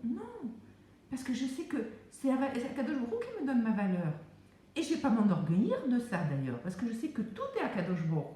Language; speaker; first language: French; native; French